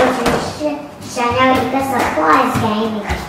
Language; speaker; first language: Chinese; early bilingual, heritage; Chinese